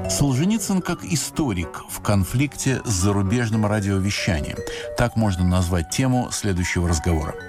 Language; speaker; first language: Russian; native; Russian